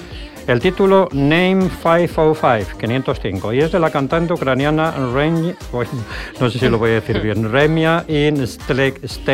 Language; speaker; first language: Spanish; native; Spanish